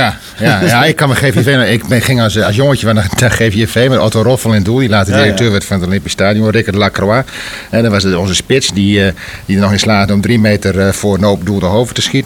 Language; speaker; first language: Dutch; native; Dutch